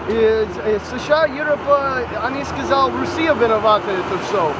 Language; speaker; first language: Russian; non-native, learner; English